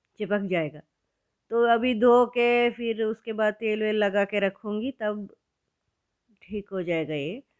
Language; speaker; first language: Hindi; non-native, local second language; Kannada